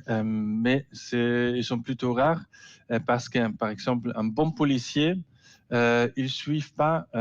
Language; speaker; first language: French; non-native, learner; German